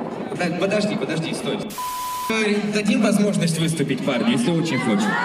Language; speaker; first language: Russian; native; Russian